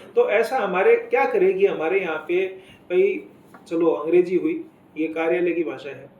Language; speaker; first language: Hindi; native; Hindi